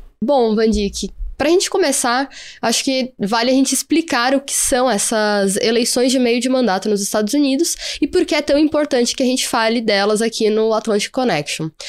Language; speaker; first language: Portuguese; native; Portuguese